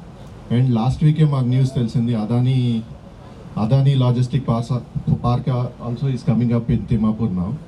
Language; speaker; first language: Telugu; native; Telugu